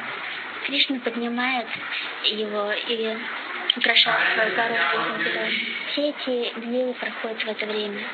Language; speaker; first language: Russian; native; Russian